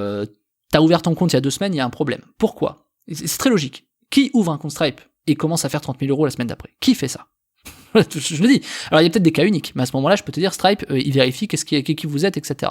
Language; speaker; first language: French; native; French